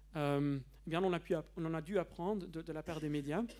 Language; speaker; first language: French; native; French